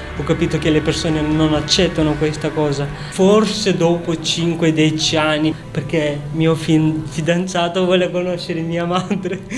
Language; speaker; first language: Italian; non-native, fluent; Romanian